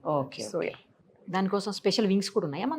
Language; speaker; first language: Telugu; native; Telugu